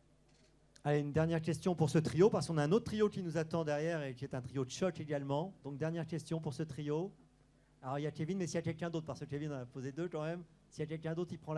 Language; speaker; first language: French; native; French